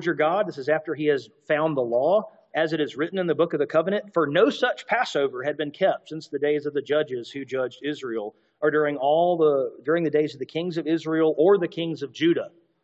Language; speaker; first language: English; native; English